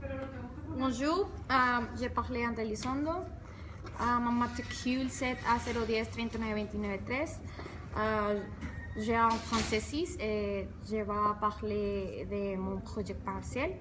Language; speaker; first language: French; non-native, learner; Spanish